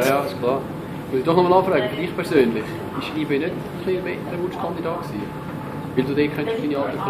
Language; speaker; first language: German; native; German